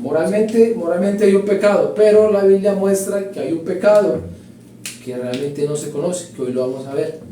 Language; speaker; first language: Spanish; native; Spanish